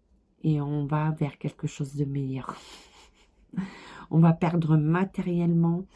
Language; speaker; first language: French; native; French